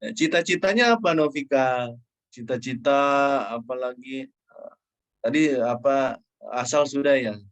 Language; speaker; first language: Indonesian; native; Indonesian